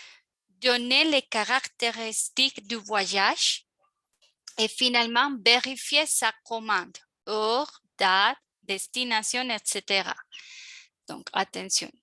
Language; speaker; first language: French; non-native, fluent; Spanish